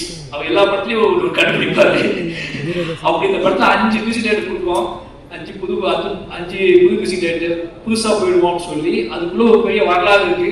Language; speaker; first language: Tamil; native; Tamil